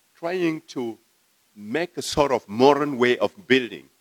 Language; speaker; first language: English; non-native, fluent; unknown